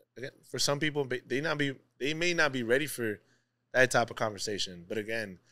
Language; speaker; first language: English; native; English